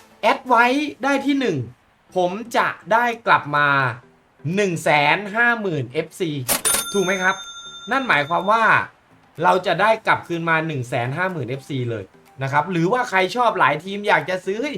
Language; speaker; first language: Thai; native; Thai